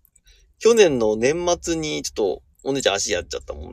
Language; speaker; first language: Japanese; native; Japanese